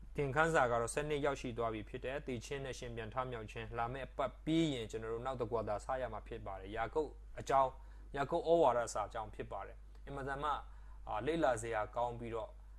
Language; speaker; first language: Burmese; non-native, local second language; Tedim Chin